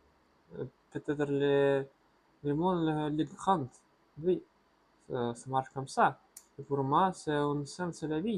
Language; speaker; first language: French; non-native, learner; Russian